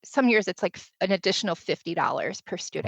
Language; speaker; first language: English; native; English